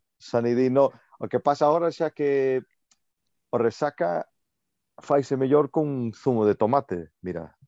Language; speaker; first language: Galician; native; Galician